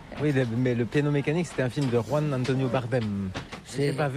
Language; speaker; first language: French; native; French